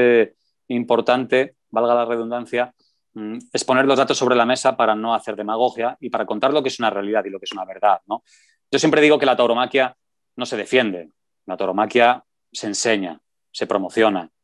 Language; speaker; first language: Spanish; native; Spanish